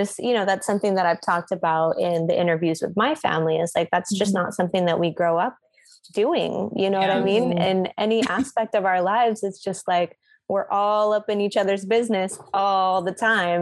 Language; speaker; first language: English; native; English